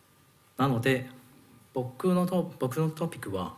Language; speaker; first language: Japanese; non-native, learner; Cantonese